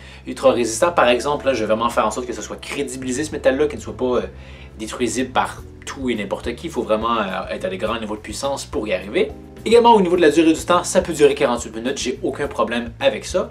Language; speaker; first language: French; native; French